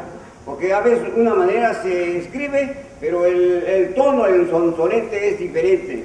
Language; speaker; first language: Spanish; non-native, local second language; Zapotec